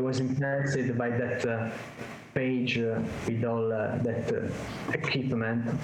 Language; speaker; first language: English; non-native, learner; Italian